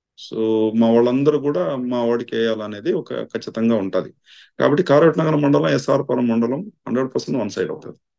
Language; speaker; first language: Telugu; non-native, local second language; Tamil